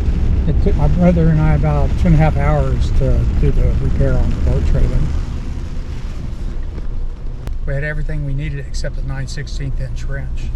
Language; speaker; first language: English; native; English